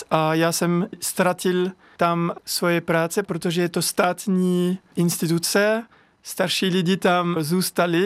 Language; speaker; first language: Czech; non-native, fluent; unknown